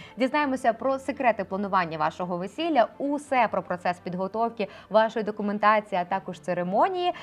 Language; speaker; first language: Ukrainian; native; Ukrainian